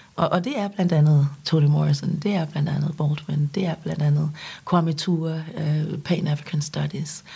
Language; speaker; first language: Danish; early bilingual, other home language; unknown